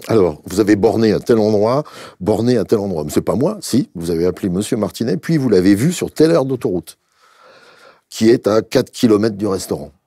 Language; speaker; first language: French; native; French